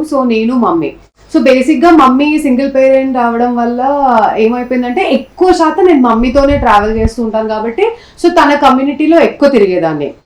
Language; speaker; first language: Telugu; non-native, local second language; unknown